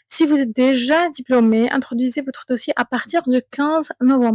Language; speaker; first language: French; non-native, local second language; Arabic